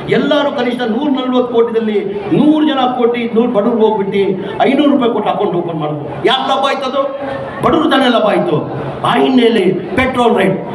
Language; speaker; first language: Kannada; non-native, local second language; Urdu